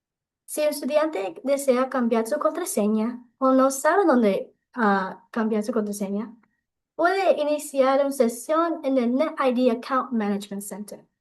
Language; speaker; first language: Spanish; non-native, local second language; English